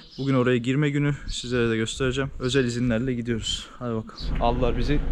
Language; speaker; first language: Turkish; native; Turkish